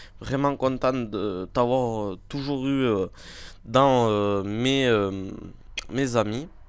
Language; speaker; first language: French; native; French